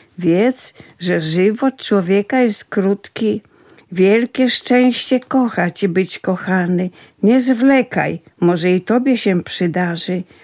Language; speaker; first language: Polish; native; Polish